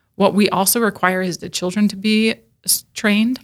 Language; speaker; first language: English; native; English